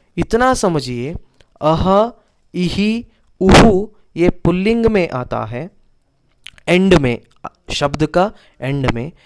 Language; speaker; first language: Hindi; non-native, local second language; Kannada